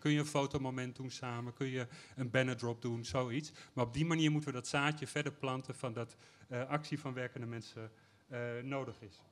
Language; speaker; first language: Dutch; native; Dutch